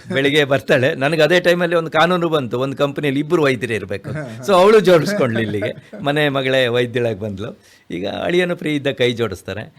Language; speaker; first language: Kannada; native; Kannada